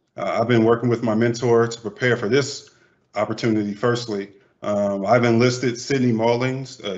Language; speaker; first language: English; native; English